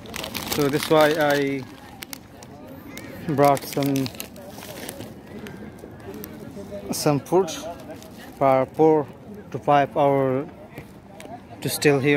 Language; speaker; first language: English; non-native, fluent; Pashto